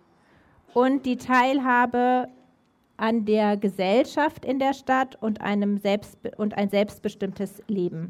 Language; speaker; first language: German; native; German